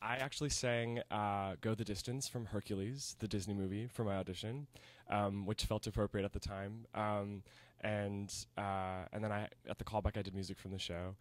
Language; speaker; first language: English; native; English